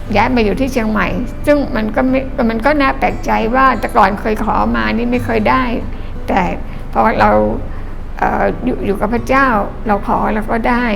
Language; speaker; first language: Thai; native; Thai